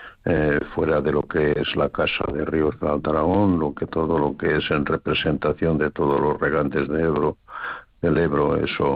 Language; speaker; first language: Spanish; native; Spanish